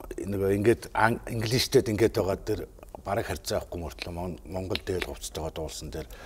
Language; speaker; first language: Mongolian; native; Mongolian